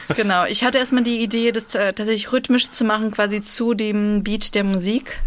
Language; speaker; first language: German; early bilingual, other home language; Russian